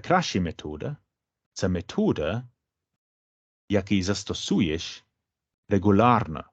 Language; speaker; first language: Ukrainian; non-native, fluent; English